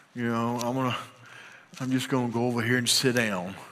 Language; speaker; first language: English; native; English